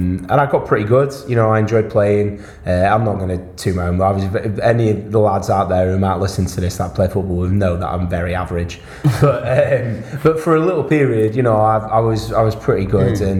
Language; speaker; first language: English; native; English